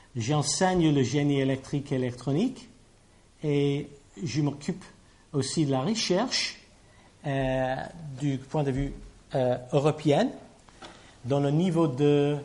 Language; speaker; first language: French; non-native, fluent; English